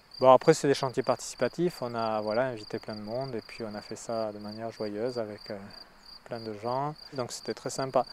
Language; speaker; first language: French; native; French